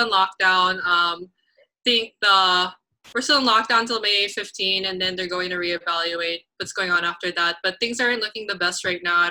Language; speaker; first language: English; non-native, local second language; Filipino